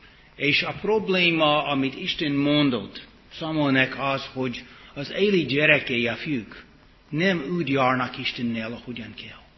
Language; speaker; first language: Hungarian; non-native, fluent; English